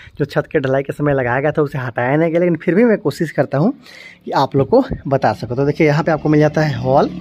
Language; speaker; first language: Hindi; native; Hindi